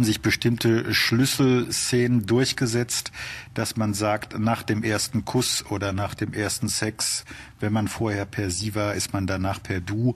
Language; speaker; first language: German; native; German